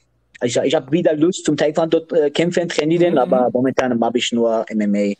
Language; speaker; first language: German; non-native, learner; Georgian